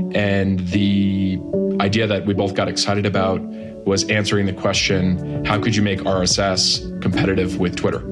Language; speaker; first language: English; native; English